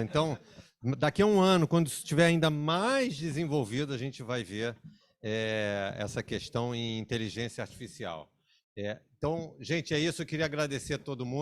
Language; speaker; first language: Portuguese; native; Portuguese